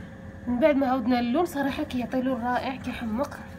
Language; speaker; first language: Arabic; native; Arabic